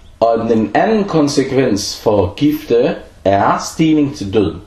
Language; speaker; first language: Danish; early bilingual, other home language; Arabic